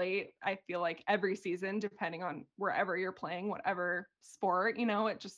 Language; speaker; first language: English; native; English